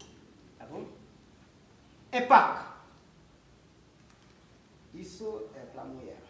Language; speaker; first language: Portuguese; non-native, learner; Haitian Creole